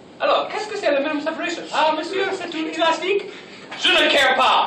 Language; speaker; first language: French; non-native, learner; English